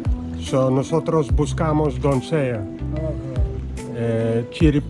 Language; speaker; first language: Spanish; non-native, learner; English